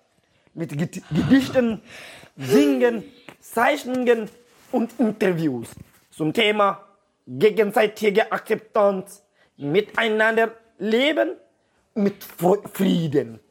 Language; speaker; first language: German; non-native, learner; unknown